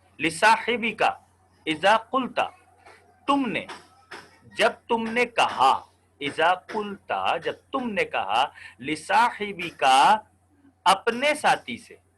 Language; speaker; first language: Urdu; native; Urdu